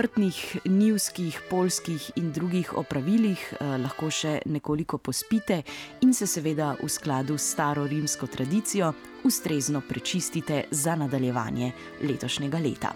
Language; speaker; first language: Slovenian; native; Slovenian